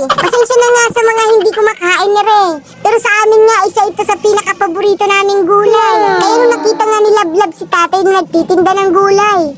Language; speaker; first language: Filipino; non-native, local second language; Bikol